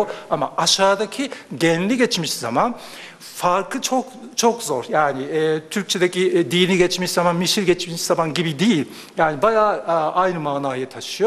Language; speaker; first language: Turkish; non-native, fluent; Japanese